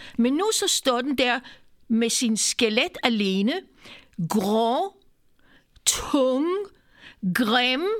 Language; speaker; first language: Danish; non-native, fluent; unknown